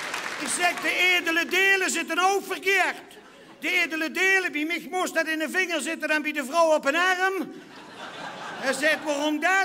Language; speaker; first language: Dutch; non-native, local second language; Limburgish